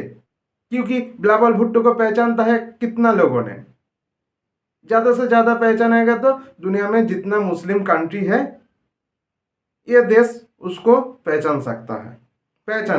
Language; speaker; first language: Hindi; non-native, local second language; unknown